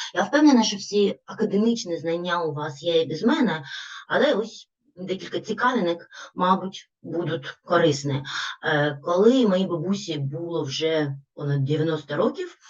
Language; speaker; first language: Ukrainian; non-native, local second language; Russian